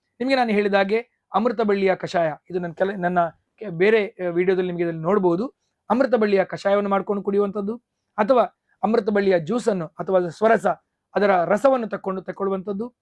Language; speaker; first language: Kannada; non-native, local second language; Tulu